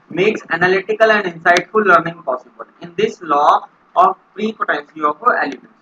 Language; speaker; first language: Hindi; non-native, local second language; Punjabi